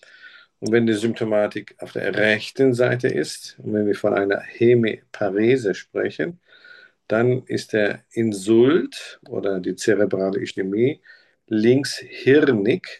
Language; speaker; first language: German; native; German